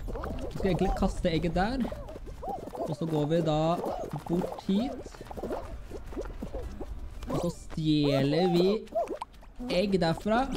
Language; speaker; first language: Norwegian; native; Norwegian